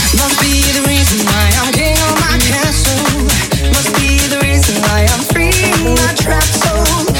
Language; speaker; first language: English; native; English